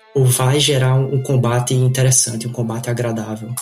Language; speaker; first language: Portuguese; native; Portuguese